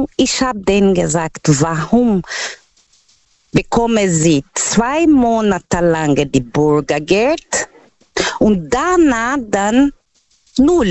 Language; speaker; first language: German; non-native, fluent; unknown